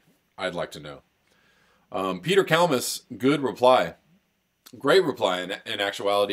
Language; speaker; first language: English; native; English